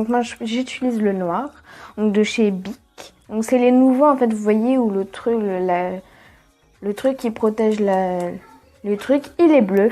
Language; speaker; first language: French; native; French